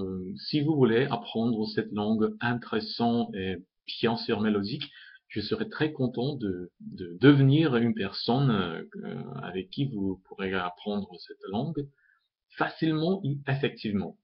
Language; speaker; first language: French; non-native, fluent; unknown